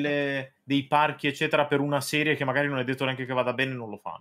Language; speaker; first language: Italian; native; Italian